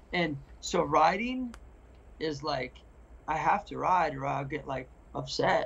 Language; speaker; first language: English; native; English